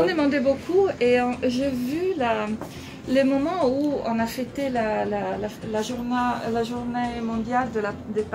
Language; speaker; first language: French; non-native, fluent; Italian